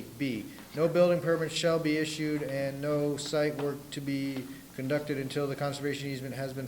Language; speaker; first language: English; native; English